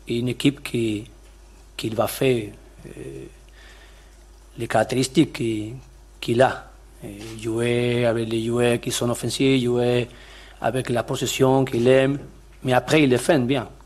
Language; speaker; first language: French; non-native, learner; Spanish